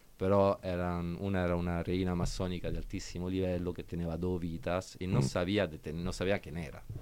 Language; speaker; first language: Spanish; non-native, learner; Italian